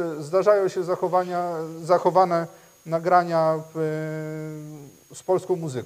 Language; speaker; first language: Polish; native; Polish